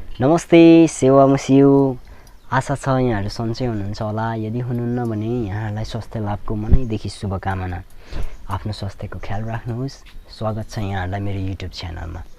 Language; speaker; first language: Nepali; non-native, local second language; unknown